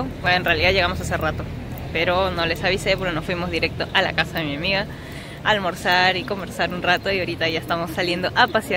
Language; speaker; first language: Spanish; native; Spanish